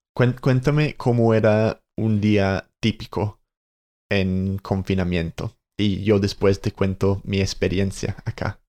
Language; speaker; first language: Spanish; non-native, fluent; English